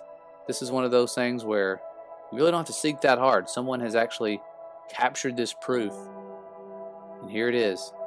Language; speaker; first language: English; native; English